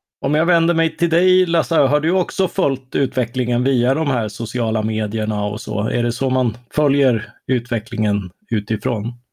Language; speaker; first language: Swedish; native; Swedish